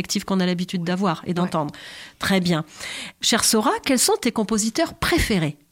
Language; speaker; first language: French; native; French